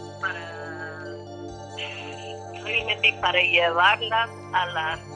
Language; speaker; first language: Spanish; non-native, learner; English